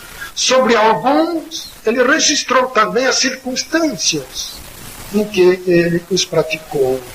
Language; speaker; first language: Portuguese; native; Portuguese